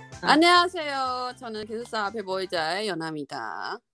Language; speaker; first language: Korean; non-native, fluent; Chinese